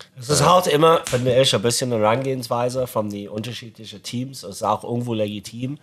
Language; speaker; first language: German; non-native, fluent; English